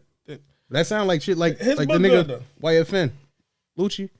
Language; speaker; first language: English; native; English